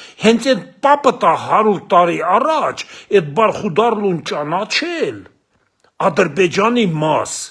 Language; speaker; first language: Armenian; native; Armenian